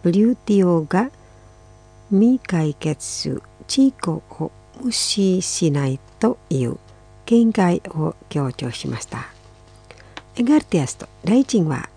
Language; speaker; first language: Japanese; non-native, fluent; Indonesian